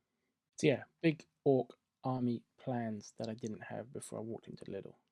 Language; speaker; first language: English; native; English